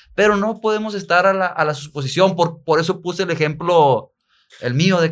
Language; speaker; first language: Spanish; native; Spanish